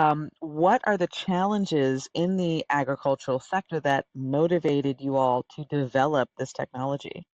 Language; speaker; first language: English; native; English